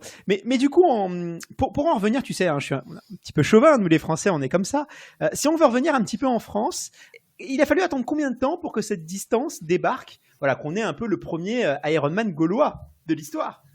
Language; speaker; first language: French; native; French